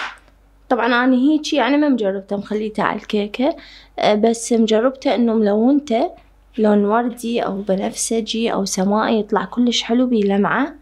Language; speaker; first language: Arabic; native; Arabic